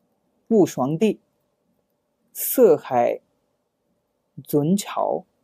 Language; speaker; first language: Chinese; non-native, fluent; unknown